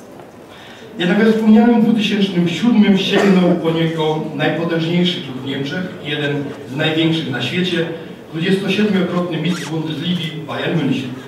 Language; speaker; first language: Polish; native; Polish